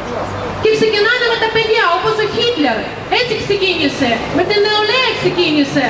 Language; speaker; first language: Greek; non-native, fluent; Russian